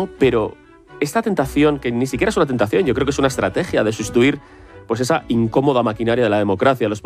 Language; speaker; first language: Spanish; native; Spanish